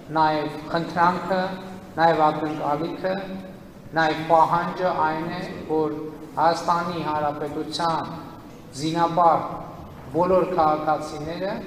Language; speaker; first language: Armenian; native; Armenian